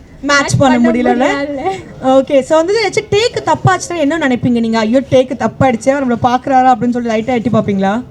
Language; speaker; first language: Tamil; native; Tamil